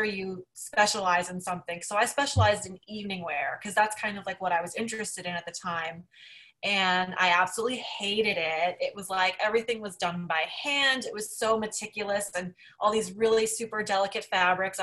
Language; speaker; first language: English; native; English